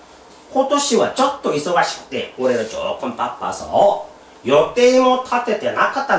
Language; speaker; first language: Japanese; non-native, fluent; Korean